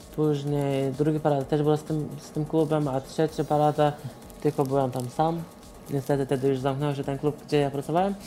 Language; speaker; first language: Polish; non-native, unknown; Azerbaijani